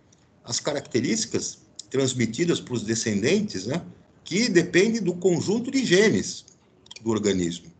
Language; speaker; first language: Portuguese; native; Portuguese